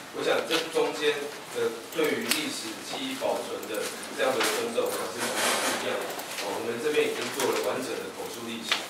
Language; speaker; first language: Chinese; native; Chinese